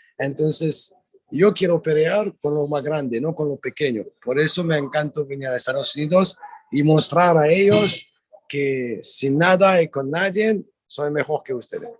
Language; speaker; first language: Spanish; non-native, learner; French